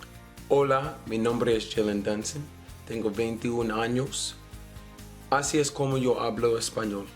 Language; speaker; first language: Spanish; non-native, learner; English